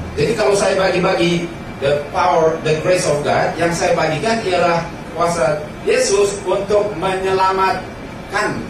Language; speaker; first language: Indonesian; early bilingual, heritage; Indonesian